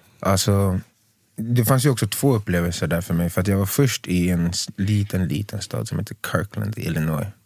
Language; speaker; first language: Swedish; native; Swedish